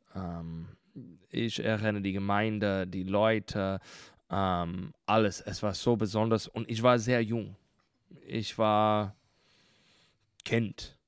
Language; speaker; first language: German; non-native, learner; English